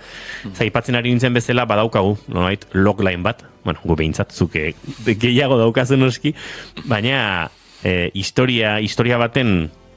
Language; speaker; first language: Basque; native; Basque